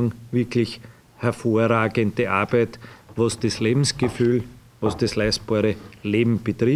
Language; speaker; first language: German; native; German